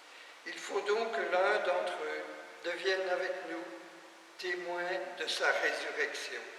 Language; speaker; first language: French; native; French